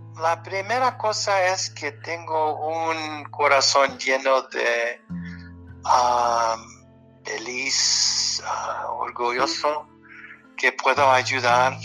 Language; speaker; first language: Spanish; early bilingual, heritage; Spanish